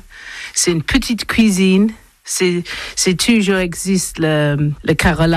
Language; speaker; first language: French; non-native, learner; English